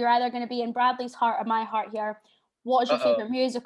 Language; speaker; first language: English; native; English